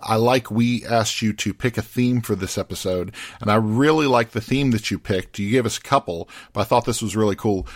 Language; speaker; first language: English; native; English